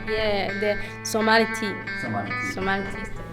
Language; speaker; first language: English; non-native, local second language; Somali